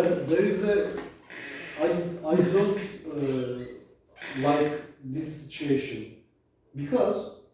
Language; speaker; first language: English; non-native, learner; Turkish